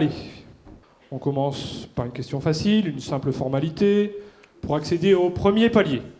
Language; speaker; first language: French; native; French